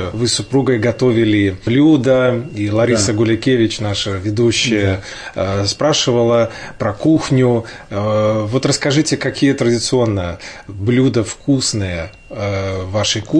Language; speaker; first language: Russian; native; Russian